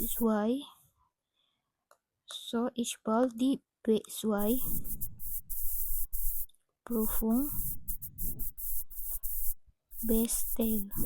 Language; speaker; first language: German; non-native, fluent; Indonesian